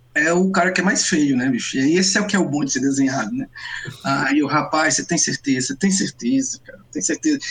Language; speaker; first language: Portuguese; native; Portuguese